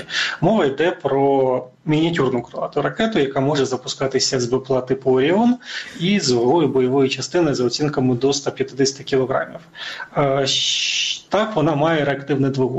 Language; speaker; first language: Ukrainian; native; Ukrainian